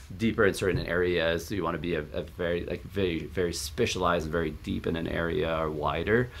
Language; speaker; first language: English; native; English